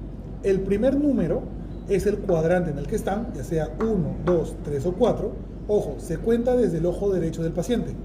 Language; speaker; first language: Spanish; native; Spanish